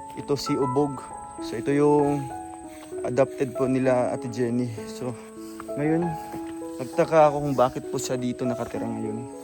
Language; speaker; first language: Filipino; non-native, local second language; Cebuano